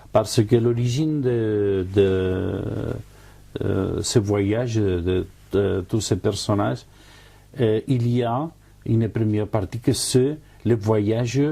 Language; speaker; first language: French; non-native, learner; Catalan